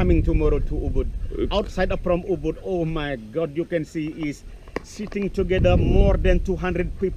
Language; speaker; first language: English; non-native, learner; Balinese